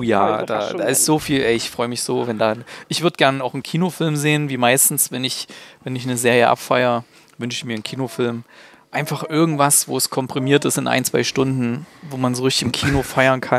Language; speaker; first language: German; native; German